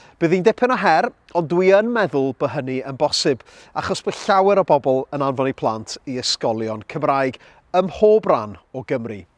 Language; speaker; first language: Welsh; native; Welsh